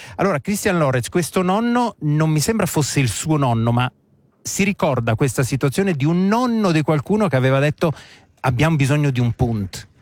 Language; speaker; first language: Italian; native; Italian